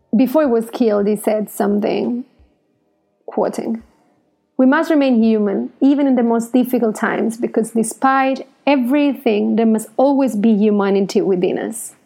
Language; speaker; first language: English; non-native, fluent; Italian